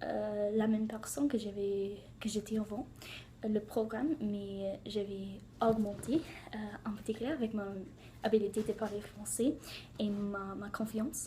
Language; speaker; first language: French; non-native, learner; English